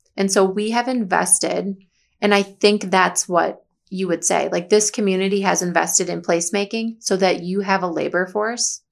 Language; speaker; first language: English; native; English